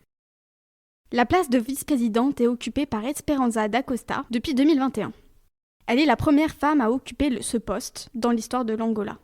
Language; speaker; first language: French; native; French